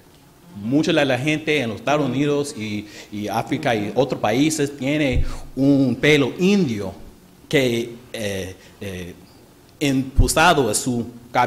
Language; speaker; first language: Spanish; non-native, learner; English